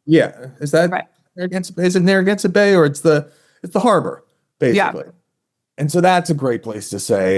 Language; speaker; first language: English; native; English